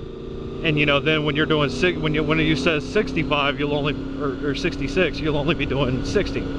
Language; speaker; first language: English; native; English